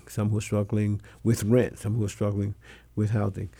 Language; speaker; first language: English; non-native, fluent; Spanish